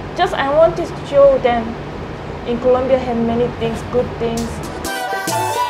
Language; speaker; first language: English; non-native, learner; Korean